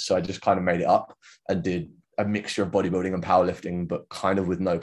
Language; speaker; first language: English; native; English